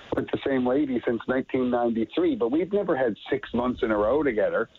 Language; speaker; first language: English; native; English